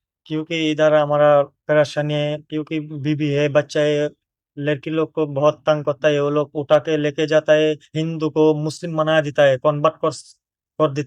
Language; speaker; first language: Hindi; non-native, learner; Bangla